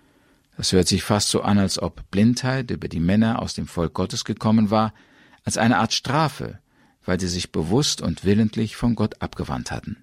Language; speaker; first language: German; native; German